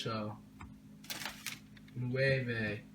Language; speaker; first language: Spanish; non-native, learner; English